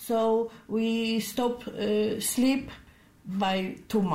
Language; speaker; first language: English; non-native, learner; Polish